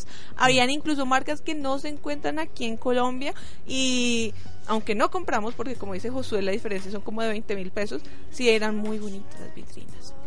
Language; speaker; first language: Spanish; native; Spanish